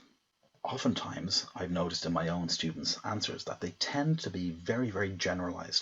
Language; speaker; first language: English; native; English